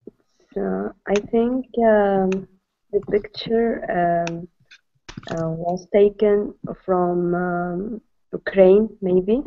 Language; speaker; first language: English; non-native, learner; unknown